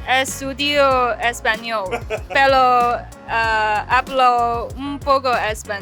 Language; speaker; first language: Spanish; non-native, learner; Chinese